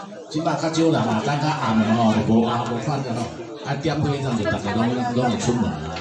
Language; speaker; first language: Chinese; non-native, local second language; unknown